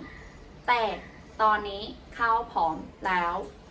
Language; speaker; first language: Thai; non-native, fluent; Burmese